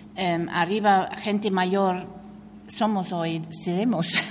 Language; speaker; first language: Spanish; non-native, fluent; English